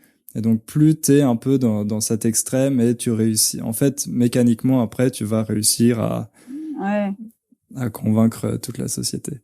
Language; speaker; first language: French; native; French